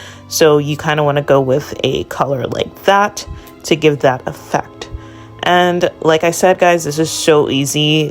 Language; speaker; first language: English; native; English